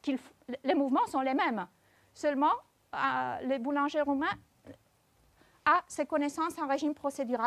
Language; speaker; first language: French; non-native, fluent; Portuguese